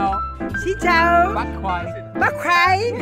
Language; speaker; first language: Vietnamese; non-native, learner; Greek